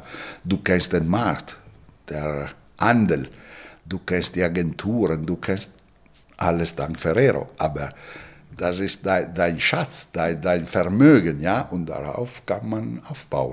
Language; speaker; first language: German; non-native, fluent; Italian